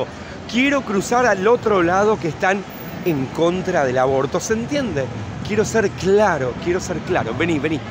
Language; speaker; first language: Spanish; native; Spanish